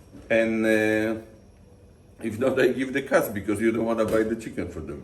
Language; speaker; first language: English; non-native, learner; Polish